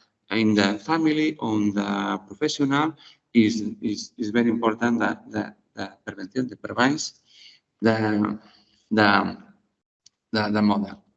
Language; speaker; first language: English; non-native, learner; Spanish